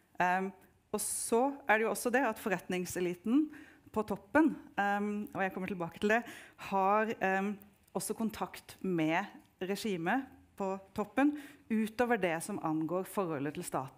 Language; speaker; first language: Norwegian; native; Norwegian